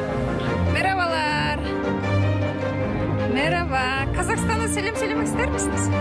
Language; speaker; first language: Turkish; non-native, fluent; Kazakh